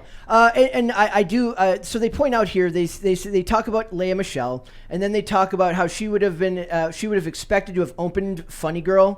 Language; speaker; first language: English; native; English